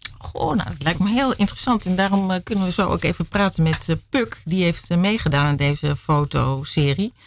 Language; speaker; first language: Dutch; native; Dutch